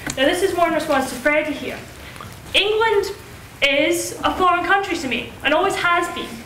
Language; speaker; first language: English; native; English